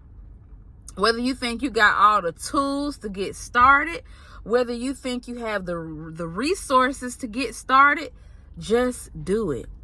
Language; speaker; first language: English; native; English